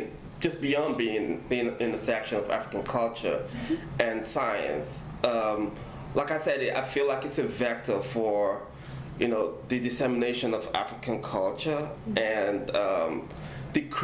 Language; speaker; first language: English; non-native, local second language; Igbo